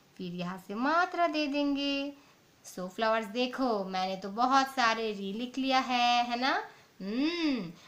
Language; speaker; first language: Hindi; non-native, local second language; Bangla